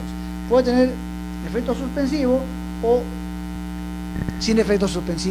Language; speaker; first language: Spanish; native; Spanish